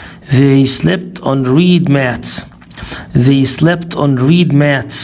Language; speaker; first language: English; non-native, fluent; Arabic